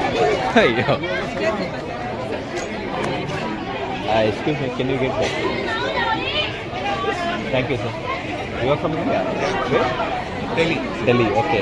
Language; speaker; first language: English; non-native, local second language; Kannada